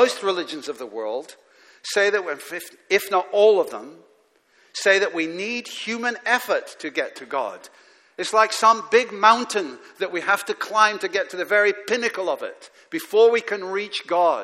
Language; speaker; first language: English; native; English